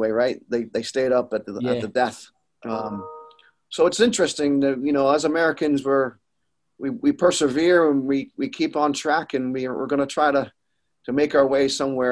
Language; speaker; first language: English; native; English